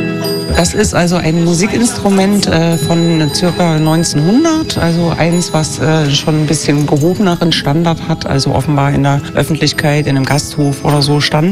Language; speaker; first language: German; native; German